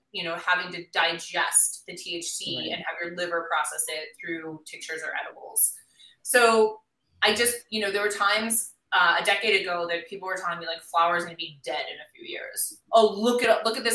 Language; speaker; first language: English; native; English